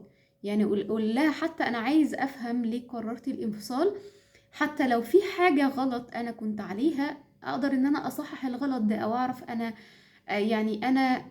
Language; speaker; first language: Arabic; native; Arabic